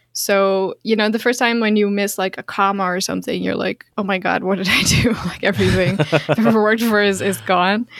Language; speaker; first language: English; non-native, fluent; Dutch